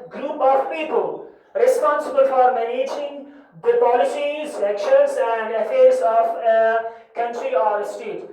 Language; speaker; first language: English; non-native, local second language; Kashmiri